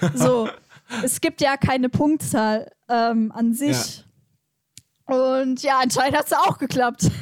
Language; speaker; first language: German; native; German